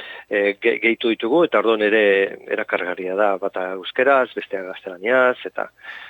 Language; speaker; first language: Basque; non-native, local second language; Spanish